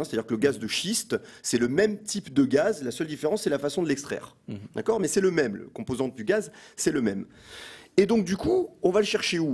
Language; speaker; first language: French; native; French